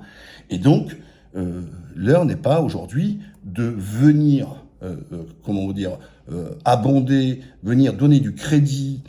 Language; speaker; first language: French; native; French